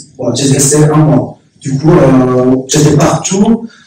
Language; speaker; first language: French; non-native, learner; Korean